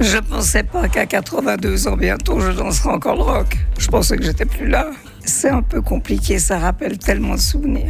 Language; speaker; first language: French; native; French